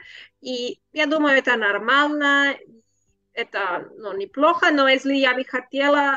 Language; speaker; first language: Russian; non-native, learner; Spanish